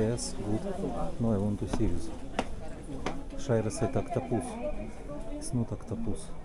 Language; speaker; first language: English; non-native, learner; Russian